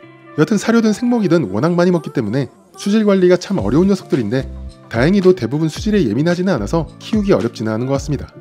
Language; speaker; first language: Korean; native; Korean